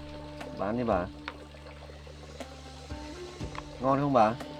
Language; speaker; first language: Vietnamese; native; Vietnamese